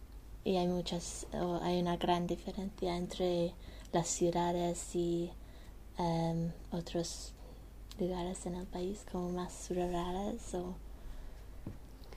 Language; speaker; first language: Spanish; non-native, learner; English